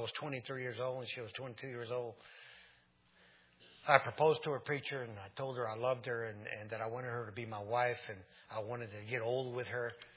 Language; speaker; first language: English; non-native, fluent; Spanish